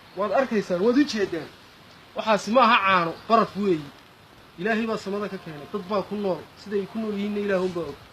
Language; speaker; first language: Somali; native; Somali